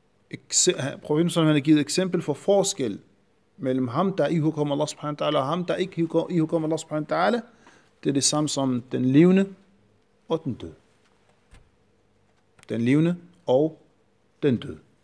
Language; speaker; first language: Danish; non-native, fluent; Arabic